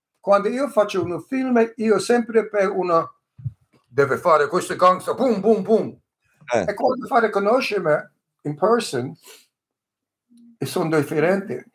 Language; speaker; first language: Italian; early bilingual, heritage; English